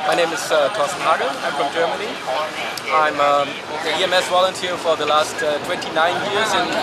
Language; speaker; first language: English; non-native, fluent; German